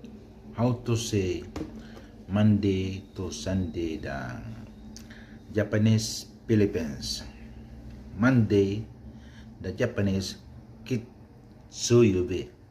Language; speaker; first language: English; non-native, learner; Filipino